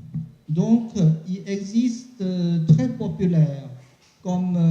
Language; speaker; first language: French; non-native, learner; Chinese